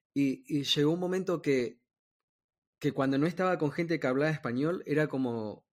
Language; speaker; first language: Spanish; native; Spanish